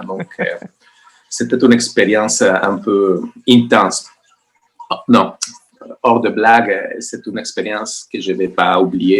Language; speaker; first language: French; non-native, fluent; Spanish